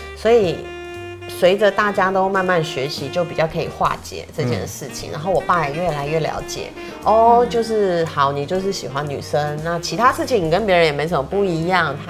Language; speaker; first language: Chinese; native; Chinese